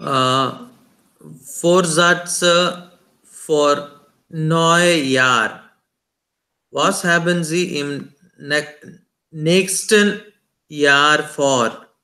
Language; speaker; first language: German; non-native, learner; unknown